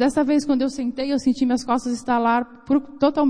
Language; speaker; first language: Portuguese; native; Portuguese